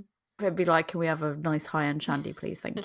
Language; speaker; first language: English; native; English